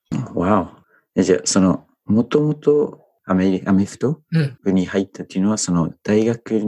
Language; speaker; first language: Japanese; non-native, fluent; English